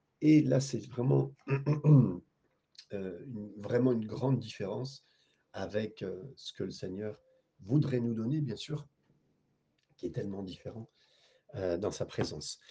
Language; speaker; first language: French; native; French